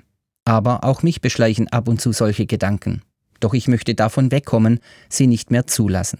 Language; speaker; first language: German; native; German